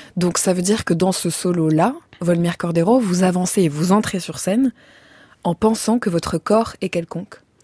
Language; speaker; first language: French; native; French